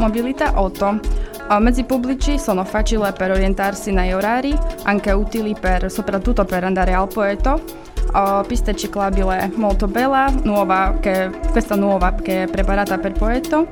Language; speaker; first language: Italian; non-native, learner; Slovak